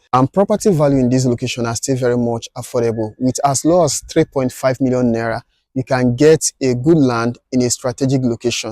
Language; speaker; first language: English; non-native, local second language; Igbo